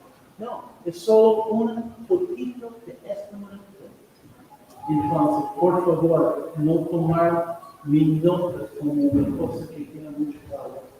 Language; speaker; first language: Spanish; non-native, fluent; English